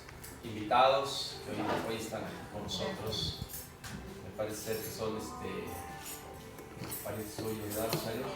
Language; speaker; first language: Spanish; native; Spanish